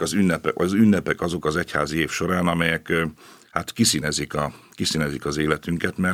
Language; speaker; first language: Hungarian; native; Hungarian